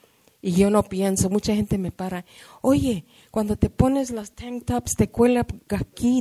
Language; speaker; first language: Spanish; early bilingual, heritage; Spanish